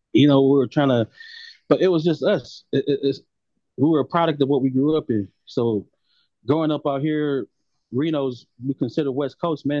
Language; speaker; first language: English; native; English